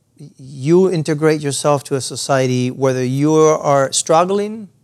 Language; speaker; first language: English; non-native, fluent; Spanish